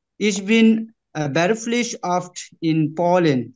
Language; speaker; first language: German; non-native, learner; Bangla